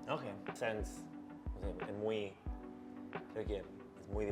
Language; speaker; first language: Spanish; non-native, learner; English